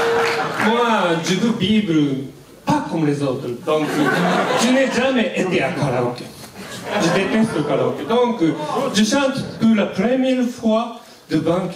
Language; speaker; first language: French; non-native, learner; Japanese